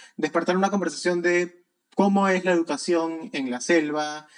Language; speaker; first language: Spanish; native; Spanish